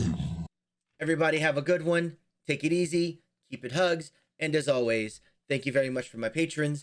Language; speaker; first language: English; native; English